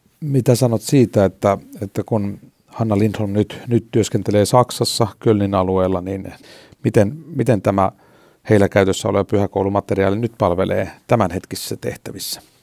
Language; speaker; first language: Finnish; native; Finnish